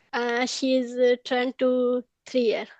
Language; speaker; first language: English; non-native, learner; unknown